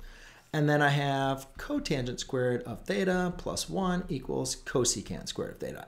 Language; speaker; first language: English; native; English